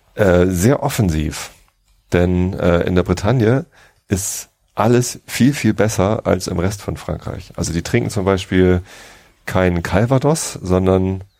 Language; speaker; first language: German; native; German